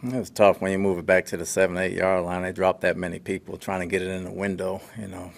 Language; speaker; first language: English; native; English